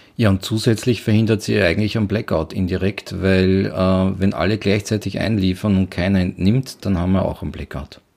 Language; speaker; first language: German; native; German